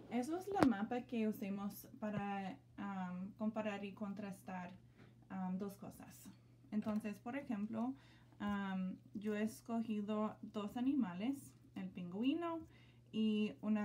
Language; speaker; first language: Spanish; non-native, learner; English